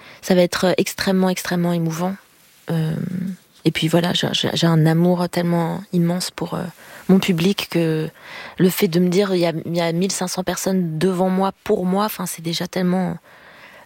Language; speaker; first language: French; native; French